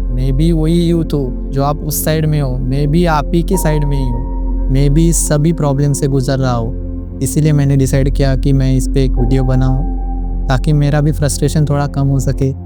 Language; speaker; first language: Hindi; non-native, local second language; Marathi